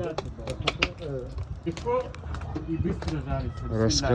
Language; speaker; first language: Russian; non-native, local second language; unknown